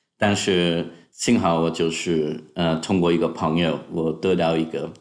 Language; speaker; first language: Chinese; non-native, fluent; English